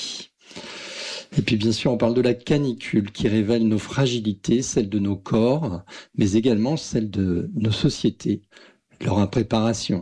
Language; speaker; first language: French; native; French